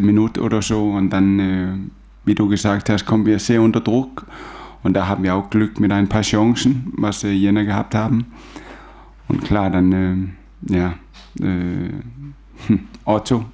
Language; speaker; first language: German; non-native, fluent; Danish